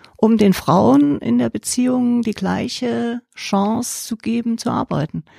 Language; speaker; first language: German; native; German